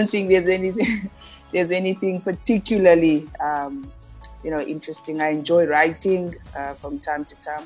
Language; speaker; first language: English; non-native, local second language; Xhosa